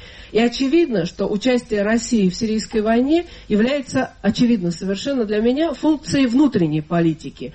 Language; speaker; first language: Russian; native; Russian